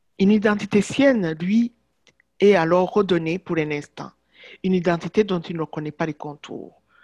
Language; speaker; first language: French; non-native, local second language; Kinyarwanda